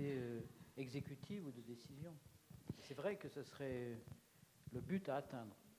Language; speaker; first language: French; native; French